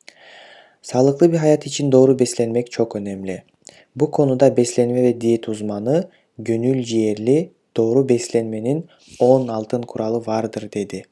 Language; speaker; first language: Turkish; non-native, fluent; Kyrgyz